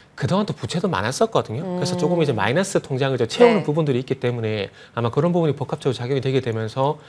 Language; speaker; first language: Korean; native; Korean